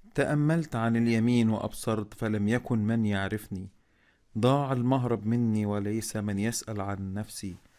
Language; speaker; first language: Arabic; native; Arabic